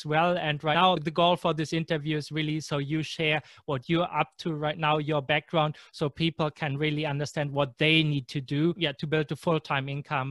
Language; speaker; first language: English; non-native, fluent; German